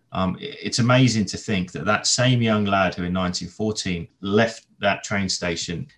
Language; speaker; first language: English; native; English